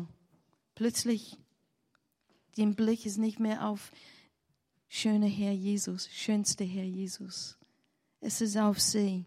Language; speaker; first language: German; non-native, learner; English